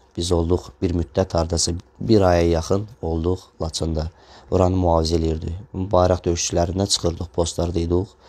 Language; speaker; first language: Azerbaijani; non-native, local second language; Russian